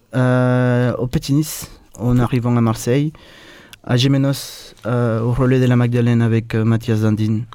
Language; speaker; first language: French; non-native, fluent; Spanish